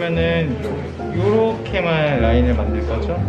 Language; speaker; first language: Korean; native; Korean